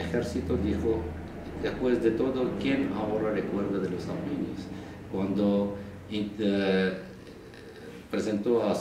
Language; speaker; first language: Spanish; non-native, fluent; Armenian